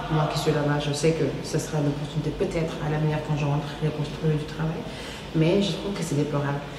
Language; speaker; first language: French; non-native, local second language; Wolof